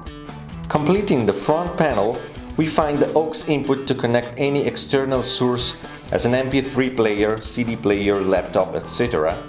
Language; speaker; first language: English; non-native, fluent; Italian